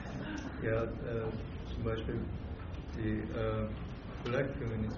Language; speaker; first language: German; non-native, fluent; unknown